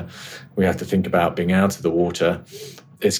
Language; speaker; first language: English; native; English